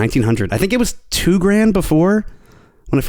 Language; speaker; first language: English; native; English